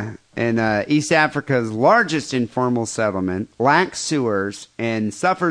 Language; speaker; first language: English; native; English